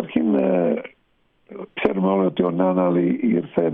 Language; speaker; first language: Greek; non-native, fluent; Serbian